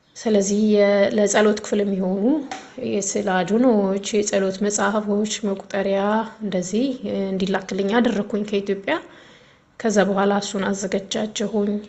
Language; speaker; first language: Amharic; native; Amharic